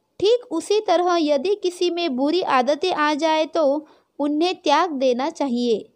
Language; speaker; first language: Hindi; non-native, local second language; Marathi